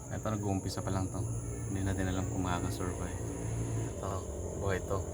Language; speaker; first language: Filipino; non-native, local second language; Iloko